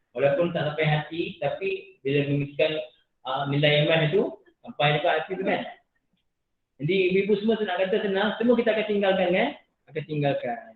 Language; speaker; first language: Malay; native; Malay